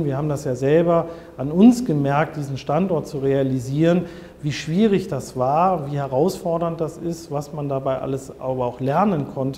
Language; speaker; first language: German; native; German